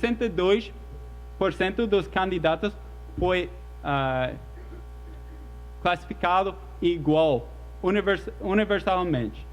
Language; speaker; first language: Portuguese; non-native, fluent; English